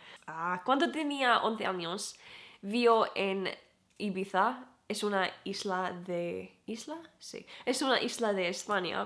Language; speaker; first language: Spanish; non-native, learner; German